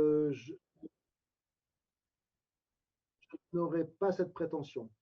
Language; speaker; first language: French; native; French